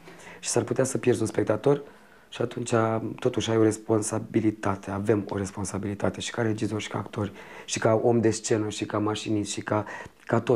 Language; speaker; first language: Romanian; native; Romanian